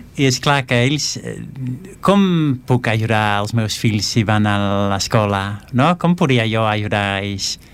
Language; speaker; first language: Catalan; non-native, fluent; Dutch